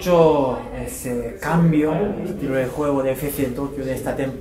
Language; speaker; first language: Spanish; non-native, fluent; Japanese